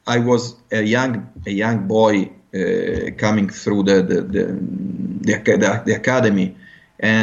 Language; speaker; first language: English; non-native, fluent; Italian